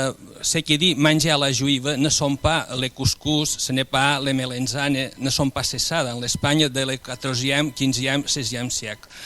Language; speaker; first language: French; non-native, fluent; Spanish